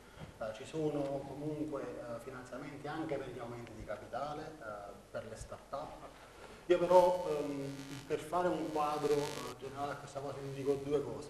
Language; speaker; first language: Italian; native; Italian